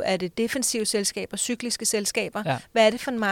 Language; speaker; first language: Danish; native; Danish